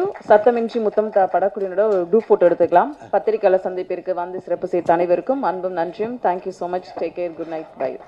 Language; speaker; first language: Tamil; native; Tamil